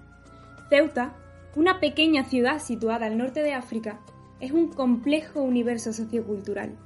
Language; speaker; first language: Spanish; native; Spanish